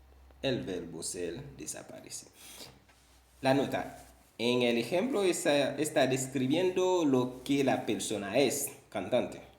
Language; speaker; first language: Spanish; non-native, fluent; Haitian Creole